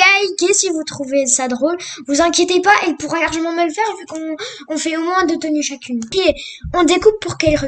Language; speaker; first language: French; native; French